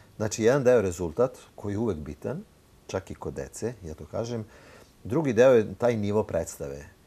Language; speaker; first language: Serbian; native; Serbian